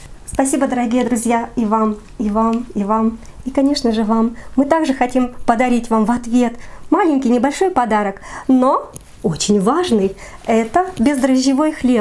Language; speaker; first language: Russian; native; Russian